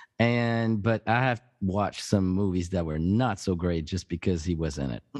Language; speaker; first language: English; non-native, fluent; French